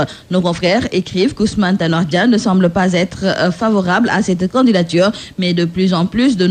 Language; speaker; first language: French; non-native, local second language; Wolof